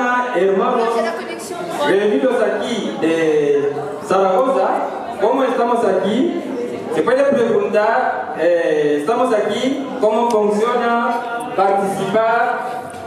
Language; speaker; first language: Spanish; non-native, learner; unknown